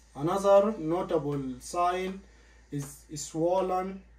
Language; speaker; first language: English; non-native, learner; Arabic